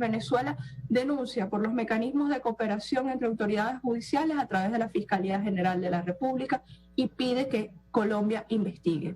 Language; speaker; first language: Spanish; native; Spanish